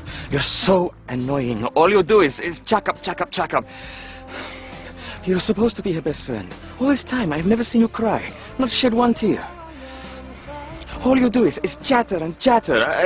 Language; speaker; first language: English; non-native, fluent; Italian